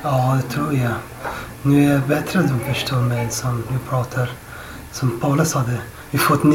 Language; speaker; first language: Swedish; non-native, learner; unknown